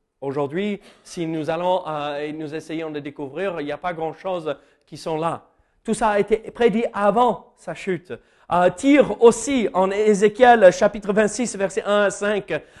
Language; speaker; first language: French; non-native, fluent; English